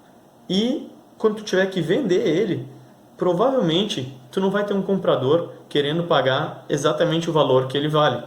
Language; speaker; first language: Portuguese; native; Portuguese